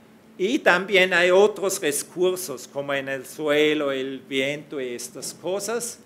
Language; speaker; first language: Spanish; non-native, fluent; German